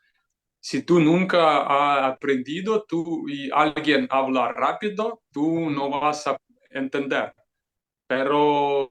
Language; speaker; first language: Spanish; non-native, fluent; Ukrainian